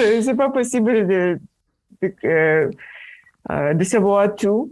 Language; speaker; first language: French; non-native, learner; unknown